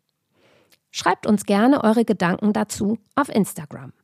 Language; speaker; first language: German; native; German